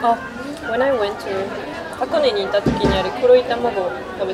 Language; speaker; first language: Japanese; non-native, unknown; French